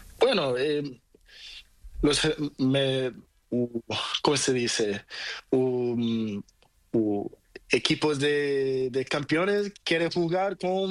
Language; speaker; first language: Spanish; non-native, learner; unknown